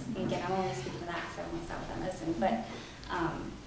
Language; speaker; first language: English; native; English